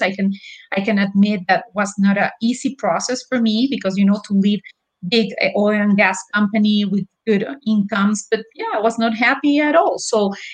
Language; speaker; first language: English; non-native, fluent; Spanish